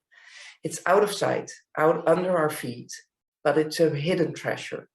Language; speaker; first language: English; non-native, fluent; Dutch